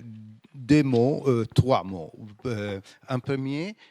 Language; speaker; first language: French; non-native, fluent; Italian